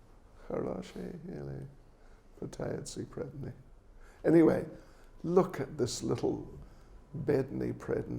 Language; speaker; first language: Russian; non-native, learner; English